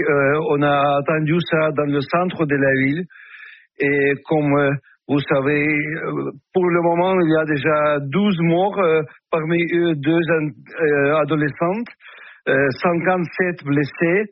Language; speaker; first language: French; non-native, fluent; Russian